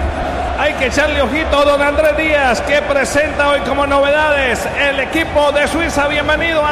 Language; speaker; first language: Spanish; native; Spanish